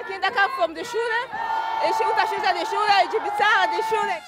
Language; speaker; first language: German; non-native, learner; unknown